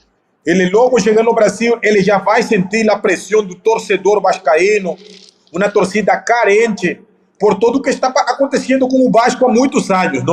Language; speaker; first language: Portuguese; non-native, fluent; Spanish